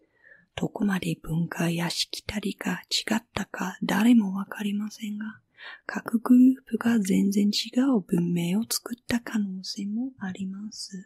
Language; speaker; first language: Japanese; non-native, fluent; English